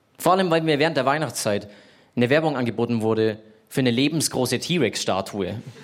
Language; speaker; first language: German; native; German